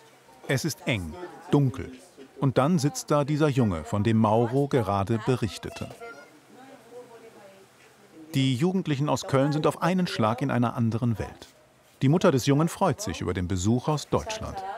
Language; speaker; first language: German; native; German